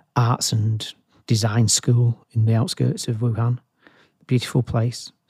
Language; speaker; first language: English; native; English